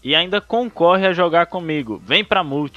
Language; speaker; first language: Portuguese; native; Portuguese